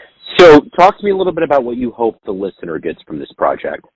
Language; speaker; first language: English; native; English